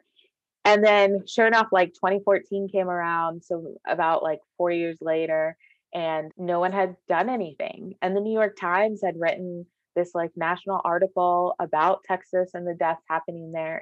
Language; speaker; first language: English; native; English